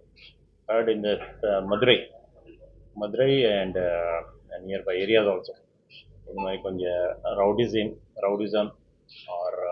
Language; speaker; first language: Tamil; non-native, fluent; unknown